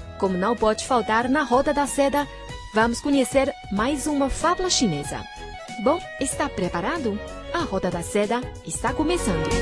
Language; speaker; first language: Portuguese; non-native, fluent; Chinese